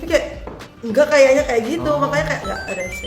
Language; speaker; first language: Indonesian; native; Indonesian